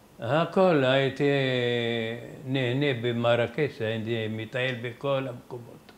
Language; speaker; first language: Hebrew; non-native, fluent; Arabic